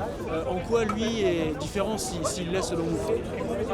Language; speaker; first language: French; native; French